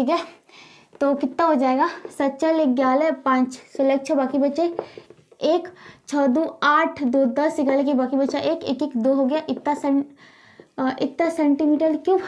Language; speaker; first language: Hindi; native; Hindi